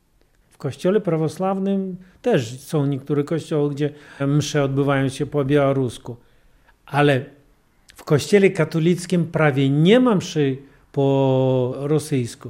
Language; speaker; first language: Polish; non-native, fluent; Russian